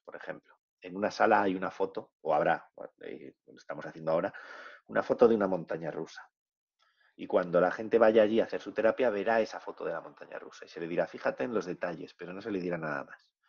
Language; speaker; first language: Spanish; native; Spanish